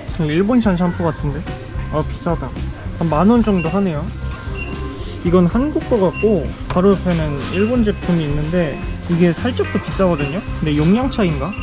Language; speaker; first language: Korean; native; Korean